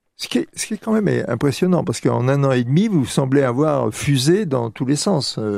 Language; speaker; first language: French; native; French